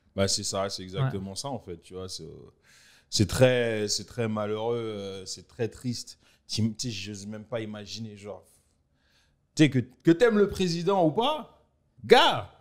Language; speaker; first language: French; native; French